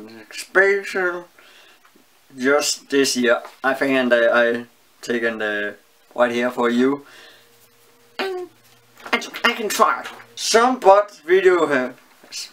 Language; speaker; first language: English; non-native, learner; Danish